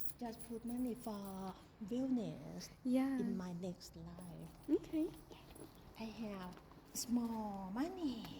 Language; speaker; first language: English; non-native, learner; Thai